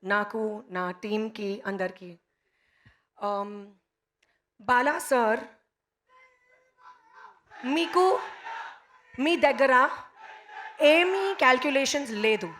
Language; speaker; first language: Telugu; non-native, learner; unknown